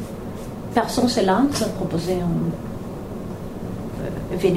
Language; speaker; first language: French; non-native, fluent; Italian